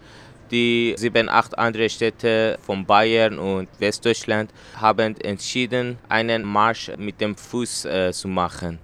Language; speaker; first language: German; non-native, learner; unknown